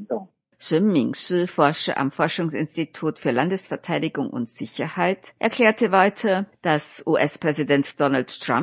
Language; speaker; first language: German; native; German